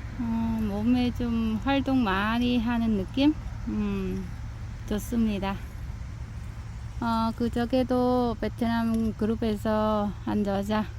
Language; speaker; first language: Korean; non-native, learner; Vietnamese